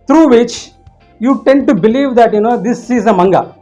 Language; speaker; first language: English; non-native, local second language; Kannada